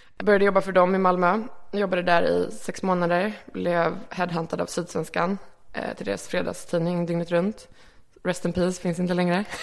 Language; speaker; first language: Swedish; early bilingual, other home language; Icelandic